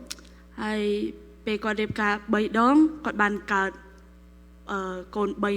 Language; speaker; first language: Khmer; non-native, local second language; Korean